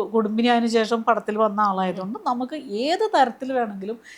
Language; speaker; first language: Malayalam; native; Malayalam